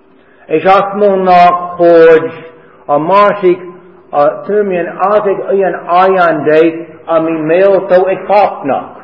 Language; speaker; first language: Hungarian; non-native, fluent; English